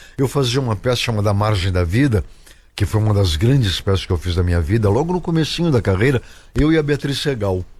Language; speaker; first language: Portuguese; native; Portuguese